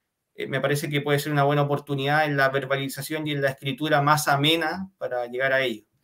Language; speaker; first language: Spanish; native; Spanish